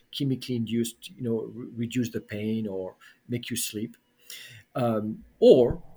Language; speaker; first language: English; non-native, fluent; French